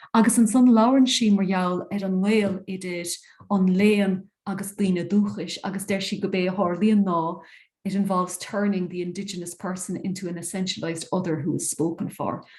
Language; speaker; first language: Irish; native; Irish